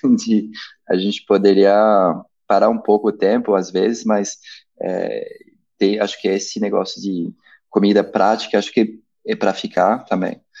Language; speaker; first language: Portuguese; non-native, fluent; French